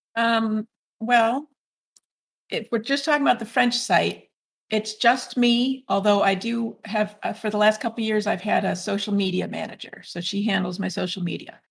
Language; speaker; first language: English; native; English